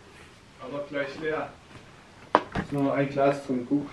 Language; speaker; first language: German; native; German